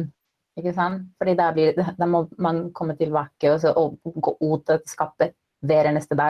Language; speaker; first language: Norwegian; non-native, fluent; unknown